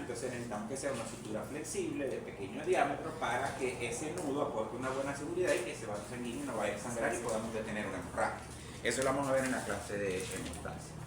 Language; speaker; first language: Spanish; native; Spanish